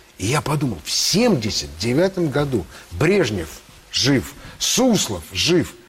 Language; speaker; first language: Russian; native; Russian